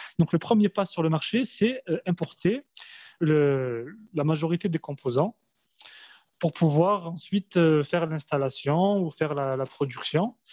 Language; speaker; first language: French; early bilingual, other home language; Arabic